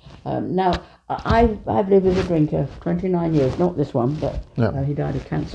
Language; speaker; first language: English; native; English